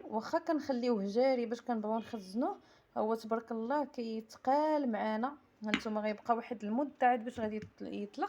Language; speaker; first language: Arabic; native; Arabic